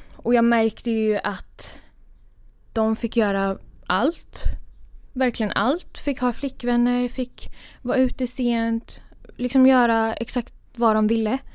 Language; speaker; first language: Swedish; early bilingual, other home language; Kurdish